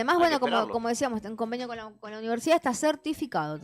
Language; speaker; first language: Spanish; native; Spanish